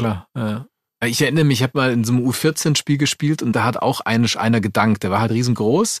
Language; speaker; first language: German; native; German